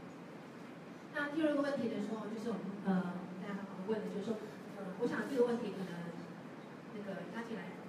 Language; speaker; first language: Chinese; non-native, learner; Javanese